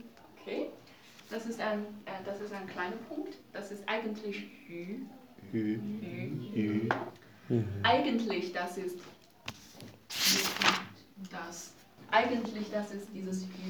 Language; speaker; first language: German; non-native, learner; Chinese